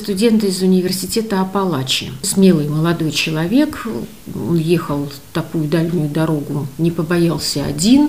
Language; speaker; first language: Russian; native; Russian